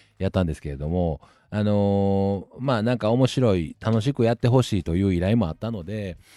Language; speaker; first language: Japanese; native; Japanese